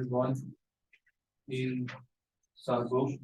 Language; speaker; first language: German; non-native, learner; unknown